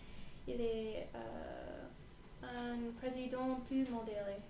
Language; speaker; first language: French; non-native, learner; English